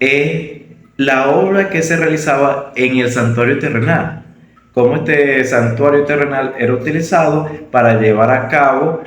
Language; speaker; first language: Spanish; native; Spanish